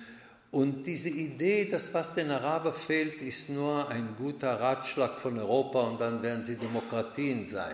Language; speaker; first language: German; non-native, fluent; Hebrew